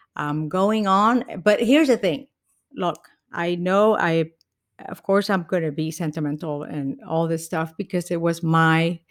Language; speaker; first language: English; non-native, fluent; Spanish